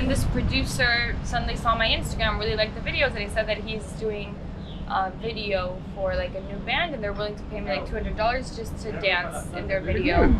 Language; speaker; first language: English; early bilingual, heritage; English